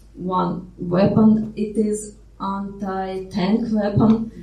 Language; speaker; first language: English; non-native, fluent; Ukrainian